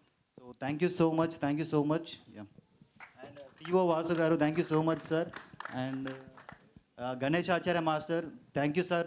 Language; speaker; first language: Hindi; non-native, local second language; Telugu